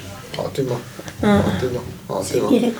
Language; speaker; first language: Italian; native; Italian